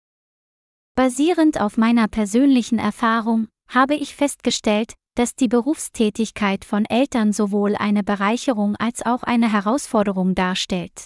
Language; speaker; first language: German; non-native, learner; Vietnamese